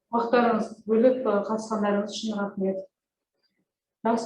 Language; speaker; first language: Kazakh; native; Kazakh